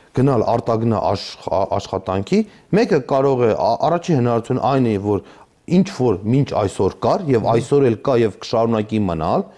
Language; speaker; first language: Armenian; native; Armenian